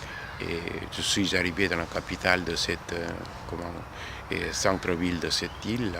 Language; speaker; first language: French; non-native, learner; Korean